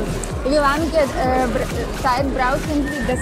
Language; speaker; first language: German; non-native, learner; Russian